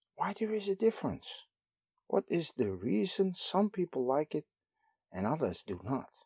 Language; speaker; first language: English; non-native, fluent; Dutch